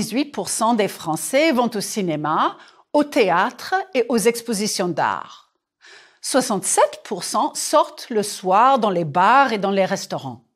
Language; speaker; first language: French; non-native, fluent; English